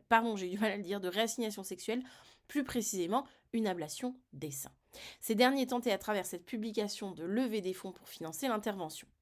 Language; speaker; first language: French; native; French